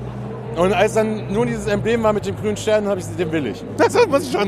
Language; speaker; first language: German; native; German